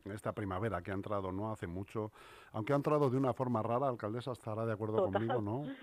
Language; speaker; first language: Spanish; native; Spanish